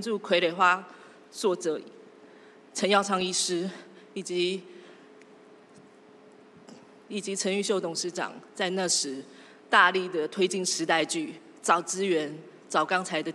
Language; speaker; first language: Chinese; native; Chinese